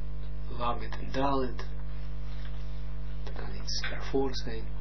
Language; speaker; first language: Dutch; non-native, fluent; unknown